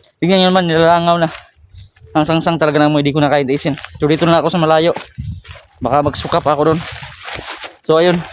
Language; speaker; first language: Filipino; native; Filipino